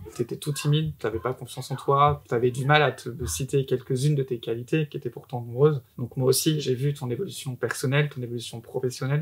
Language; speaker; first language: French; native; French